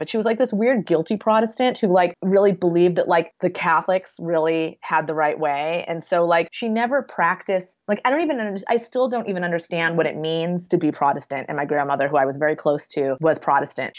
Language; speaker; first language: English; native; English